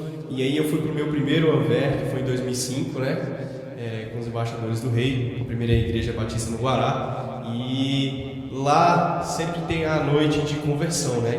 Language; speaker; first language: Portuguese; native; Portuguese